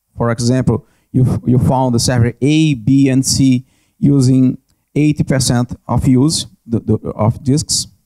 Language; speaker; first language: English; non-native, learner; Portuguese